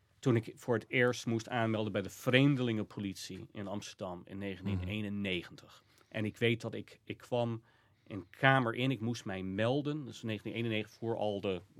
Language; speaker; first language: Dutch; non-native, fluent; English